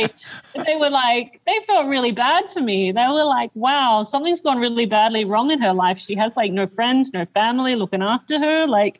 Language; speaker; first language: English; native; English